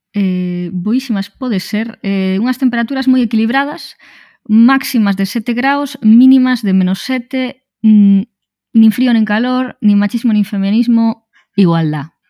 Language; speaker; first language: Galician; native; Galician